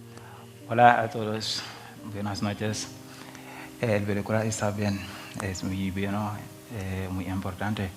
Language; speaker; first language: Spanish; non-native, learner; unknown